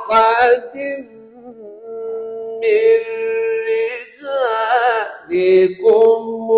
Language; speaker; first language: Arabic; native; Arabic